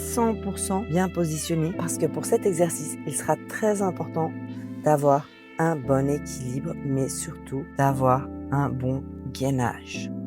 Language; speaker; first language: French; native; French